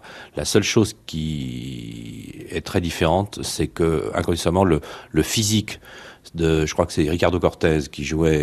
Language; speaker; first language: French; native; French